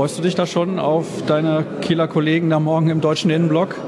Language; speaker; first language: German; native; German